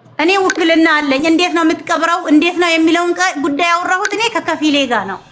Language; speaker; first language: Amharic; native; Amharic